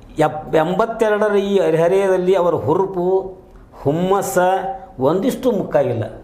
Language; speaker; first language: Kannada; native; Kannada